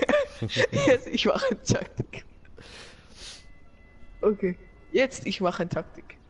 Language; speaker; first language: German; non-native, learner; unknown